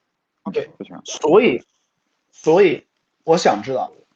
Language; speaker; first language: Chinese; non-native, fluent; Swedish